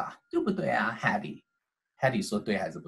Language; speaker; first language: Chinese; native; Chinese